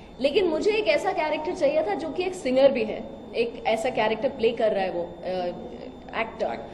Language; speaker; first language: Hindi; native; Hindi